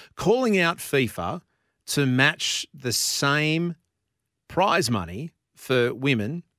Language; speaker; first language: English; native; English